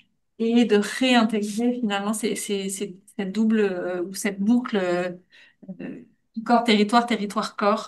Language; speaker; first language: French; native; French